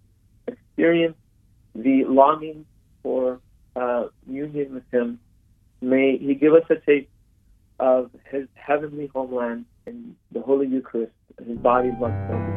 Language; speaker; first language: English; native; English